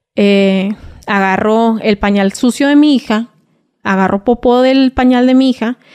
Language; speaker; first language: Spanish; native; Spanish